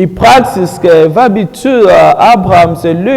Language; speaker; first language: Danish; non-native, learner; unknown